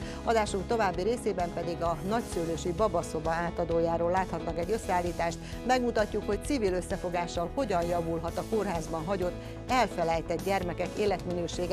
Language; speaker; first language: Hungarian; native; Hungarian